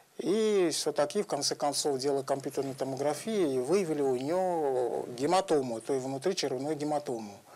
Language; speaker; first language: Russian; non-native, fluent; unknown